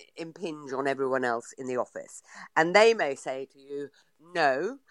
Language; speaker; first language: English; native; English